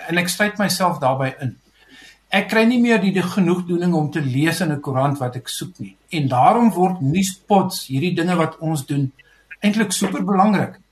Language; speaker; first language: Afrikaans; native; Afrikaans